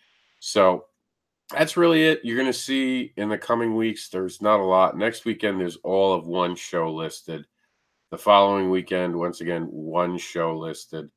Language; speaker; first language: English; native; English